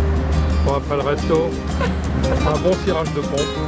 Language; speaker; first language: French; native; French